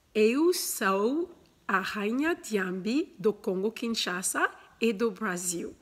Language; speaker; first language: Portuguese; non-native, learner; Luba-Lulua